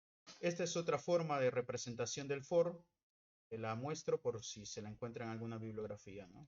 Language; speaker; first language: Spanish; native; Spanish